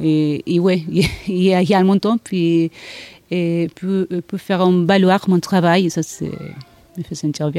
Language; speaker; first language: French; non-native, learner; Spanish